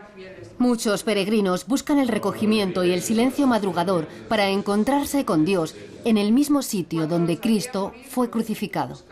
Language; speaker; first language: Spanish; native; Spanish